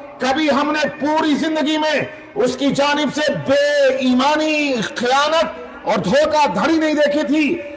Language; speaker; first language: Urdu; native; Urdu